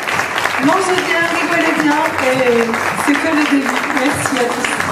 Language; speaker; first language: French; native; French